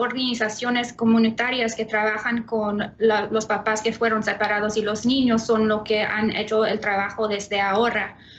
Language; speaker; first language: Spanish; early bilingual, heritage; Spanish